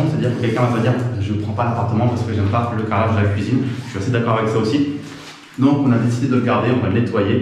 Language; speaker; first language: French; native; French